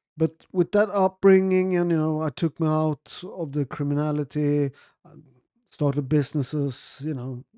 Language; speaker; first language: English; non-native, fluent; Italian